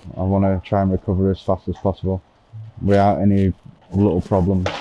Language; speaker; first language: English; native; English